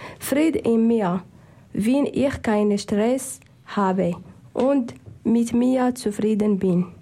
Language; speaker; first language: German; non-native, learner; Arabic